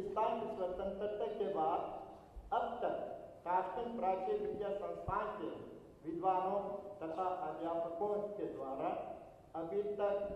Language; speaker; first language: Hindi; non-native, fluent; Uzbek